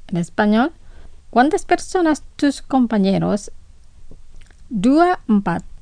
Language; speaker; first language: Spanish; non-native, fluent; Indonesian